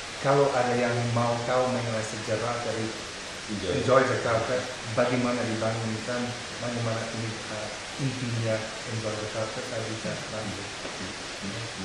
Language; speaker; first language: Indonesian; non-native, fluent; English